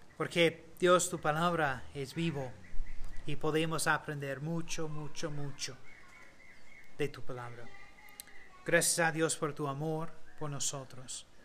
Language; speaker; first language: Spanish; non-native, fluent; English